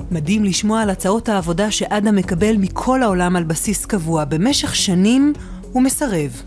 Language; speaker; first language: Hebrew; native; Hebrew